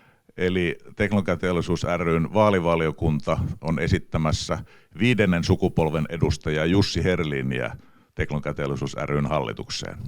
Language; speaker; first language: Finnish; native; Finnish